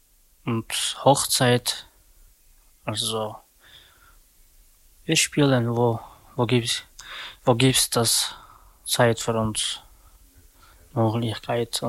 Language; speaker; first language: German; non-native, learner; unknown